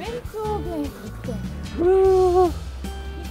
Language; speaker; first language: Korean; non-native, fluent; Dutch